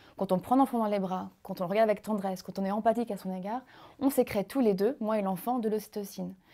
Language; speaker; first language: French; native; French